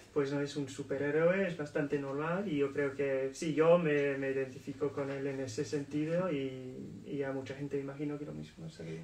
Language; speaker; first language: Spanish; non-native, fluent; English